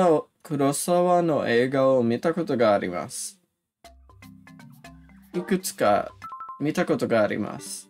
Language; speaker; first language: Japanese; non-native, learner; English